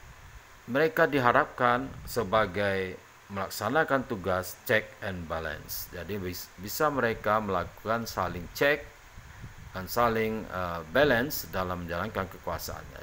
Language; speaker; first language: Indonesian; native; Indonesian